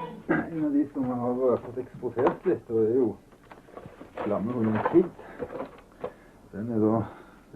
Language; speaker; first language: Norwegian; native; Norwegian